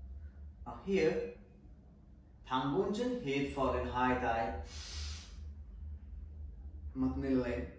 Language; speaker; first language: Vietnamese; non-native, learner; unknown